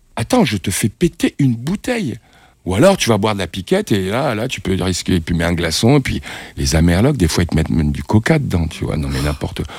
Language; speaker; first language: French; native; French